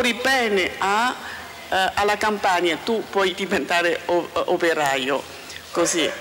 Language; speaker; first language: Italian; non-native, learner; Chinese